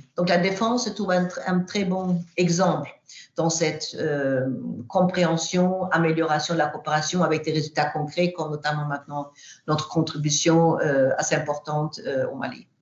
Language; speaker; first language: French; non-native, fluent; Swedish